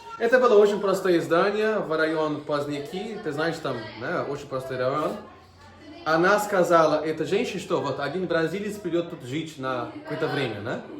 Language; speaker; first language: Russian; non-native, fluent; Portuguese